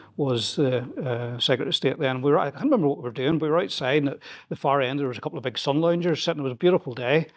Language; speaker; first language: English; native; English